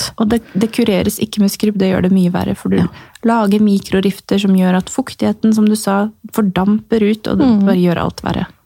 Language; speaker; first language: Norwegian; native; Norwegian